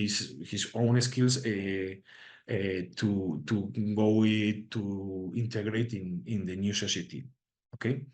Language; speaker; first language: English; non-native, learner; Spanish